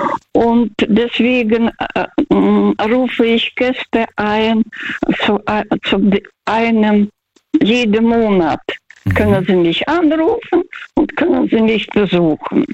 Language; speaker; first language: German; non-native, fluent; Russian